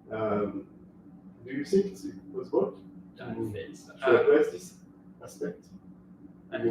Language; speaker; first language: English; non-native, fluent; French